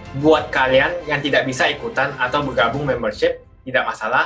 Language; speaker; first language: Indonesian; native; Indonesian